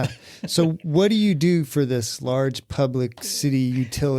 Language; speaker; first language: English; native; English